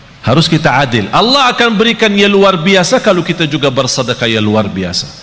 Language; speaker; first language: Malay; non-native, fluent; Arabic